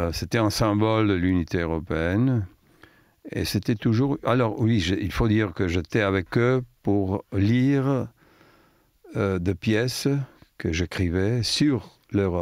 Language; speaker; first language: French; non-native, fluent; Italian